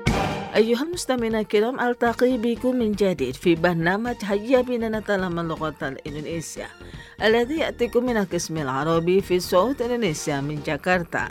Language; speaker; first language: Arabic; non-native, fluent; Indonesian